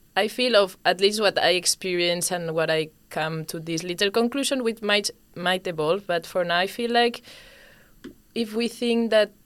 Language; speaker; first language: English; non-native, fluent; Spanish